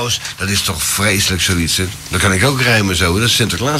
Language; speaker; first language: Dutch; native; Dutch